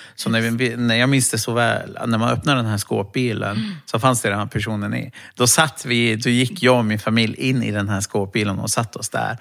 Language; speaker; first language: Swedish; early bilingual, other home language; Romany